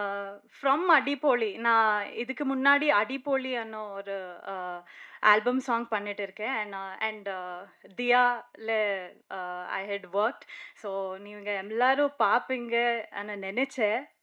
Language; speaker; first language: Tamil; non-native, learner; Kannada